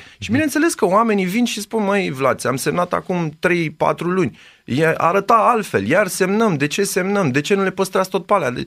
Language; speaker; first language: Romanian; native; Romanian